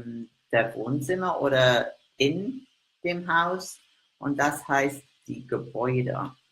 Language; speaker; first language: German; non-native, learner; English